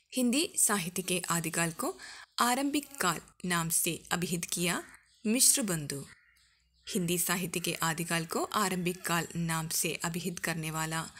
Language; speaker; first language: Hindi; non-native, local second language; Malayalam